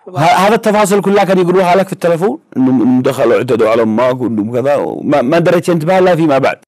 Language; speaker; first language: Arabic; native; Arabic